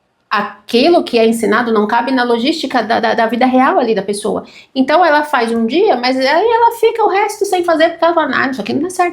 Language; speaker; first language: Portuguese; native; Portuguese